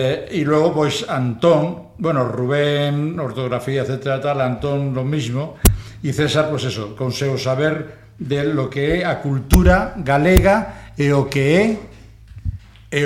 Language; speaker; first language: Galician; non-native, local second language; Spanish